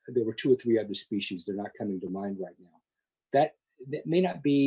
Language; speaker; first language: English; native; English